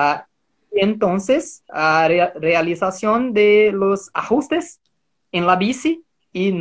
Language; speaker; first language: Spanish; non-native, fluent; Portuguese